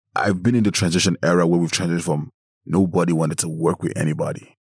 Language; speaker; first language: English; non-native, local second language; Yoruba